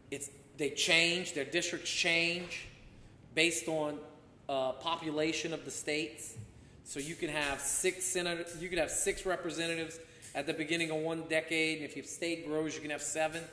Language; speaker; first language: English; native; English